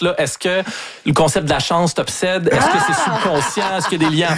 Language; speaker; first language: French; native; French